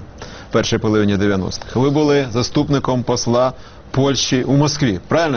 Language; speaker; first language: Ukrainian; native; Ukrainian